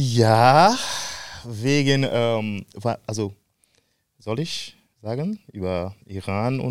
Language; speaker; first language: German; non-native, fluent; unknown